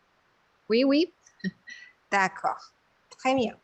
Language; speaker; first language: French; non-native, fluent; Spanish